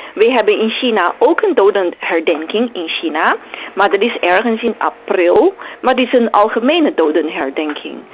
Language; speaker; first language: Dutch; non-native, fluent; Chinese